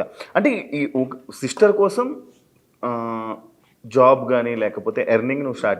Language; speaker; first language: Telugu; native; Telugu